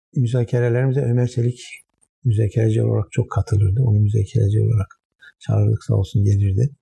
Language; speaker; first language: Turkish; native; Turkish